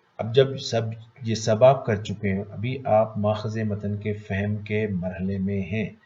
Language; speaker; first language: Urdu; native; Urdu